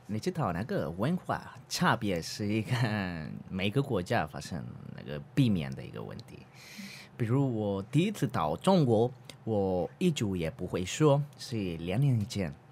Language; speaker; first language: Chinese; non-native, learner; Spanish